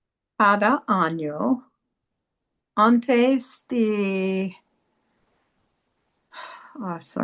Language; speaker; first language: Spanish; non-native, learner; English